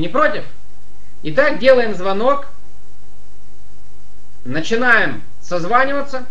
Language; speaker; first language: Russian; native; Russian